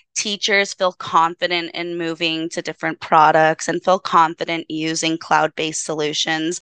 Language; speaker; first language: English; native; English